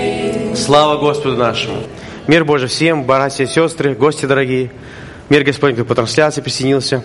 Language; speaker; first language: Russian; native; Russian